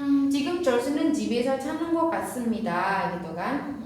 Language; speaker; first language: Korean; non-native, fluent; Indonesian